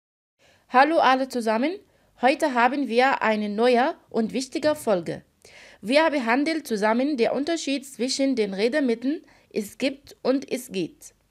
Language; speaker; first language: German; non-native, fluent; Arabic